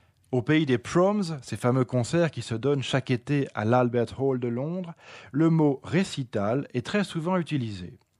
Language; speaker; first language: French; native; French